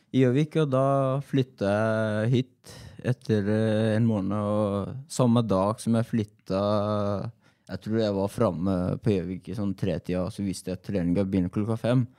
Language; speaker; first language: Norwegian; non-native, fluent; Persian